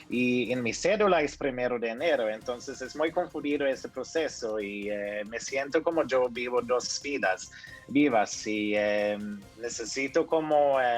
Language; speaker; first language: Spanish; early bilingual, heritage; Norwegian